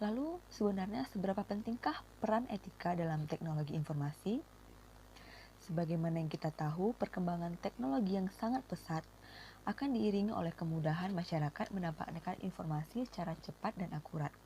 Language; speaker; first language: Indonesian; native; Indonesian